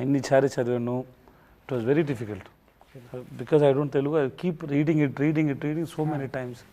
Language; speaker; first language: Telugu; non-native, local second language; Tamil